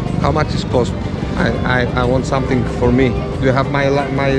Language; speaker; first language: English; non-native, learner; Greek